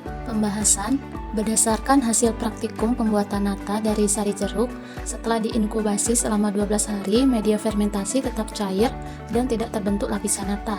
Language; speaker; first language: Indonesian; native; Indonesian